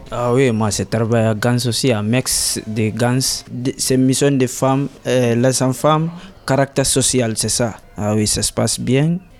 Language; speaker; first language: French; non-native, learner; Upper Guinea Crioulo